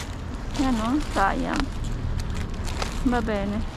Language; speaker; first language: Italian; non-native, learner; Filipino